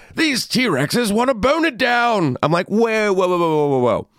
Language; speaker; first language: English; native; English